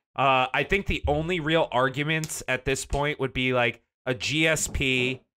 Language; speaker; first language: English; native; English